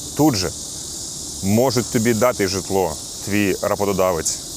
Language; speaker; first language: Ukrainian; non-native, local second language; Russian